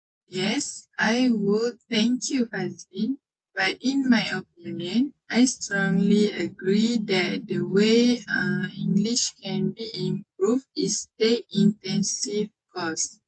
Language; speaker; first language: English; non-native, learner; Malay